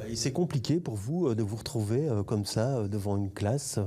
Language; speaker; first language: French; native; French